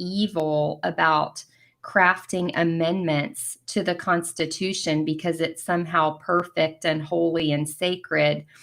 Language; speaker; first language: English; native; English